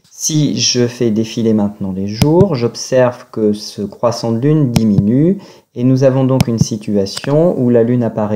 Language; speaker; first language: French; native; French